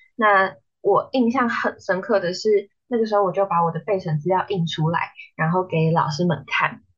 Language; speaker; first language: Chinese; native; Chinese